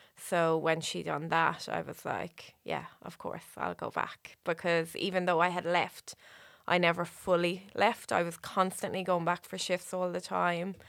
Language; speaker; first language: English; native; English